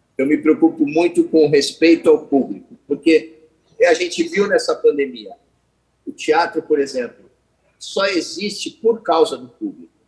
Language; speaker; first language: Portuguese; native; Portuguese